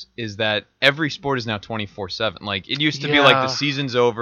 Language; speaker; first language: English; native; English